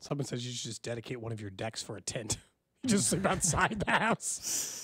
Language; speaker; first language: English; native; English